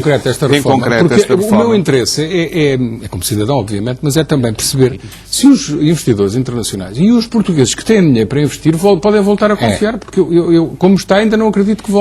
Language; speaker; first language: Portuguese; native; Portuguese